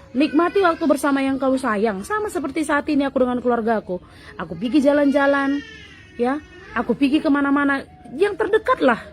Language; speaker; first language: Indonesian; native; Indonesian